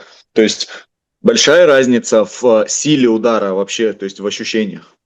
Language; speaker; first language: Russian; native; Russian